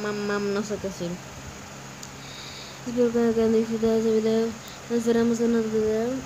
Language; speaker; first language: Spanish; early bilingual, heritage; English